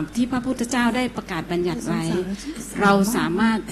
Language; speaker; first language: Thai; native; Thai